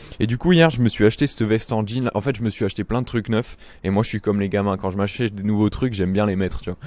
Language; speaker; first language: French; native; French